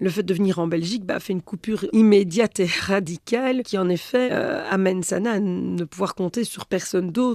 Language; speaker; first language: French; native; French